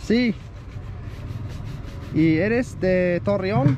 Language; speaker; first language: Spanish; non-native, learner; English